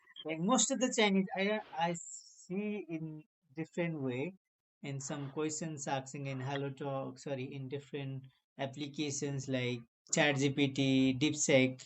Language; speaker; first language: English; non-native, learner; Nepali